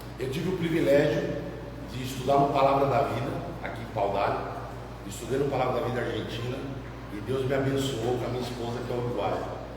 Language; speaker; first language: Portuguese; native; Portuguese